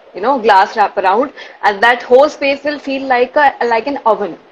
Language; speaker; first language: English; non-native, local second language; Hindi